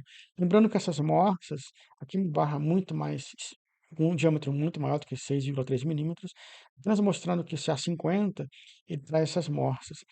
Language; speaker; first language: Portuguese; native; Portuguese